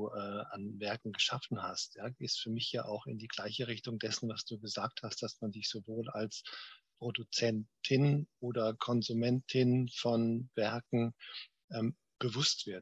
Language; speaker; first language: German; native; German